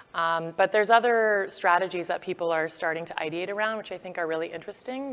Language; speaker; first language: English; native; English